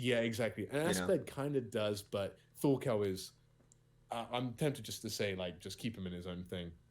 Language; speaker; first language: English; native; English